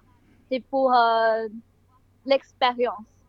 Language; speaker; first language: French; non-native, learner; Chinese